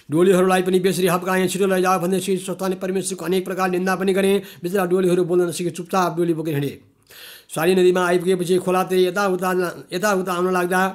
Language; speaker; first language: Nepali; native; Nepali